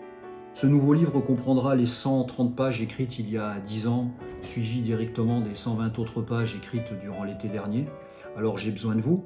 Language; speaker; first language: French; native; French